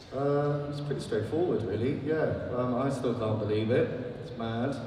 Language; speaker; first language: English; native; English